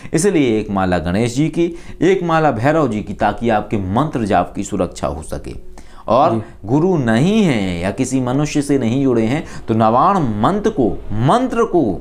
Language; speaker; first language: Hindi; native; Hindi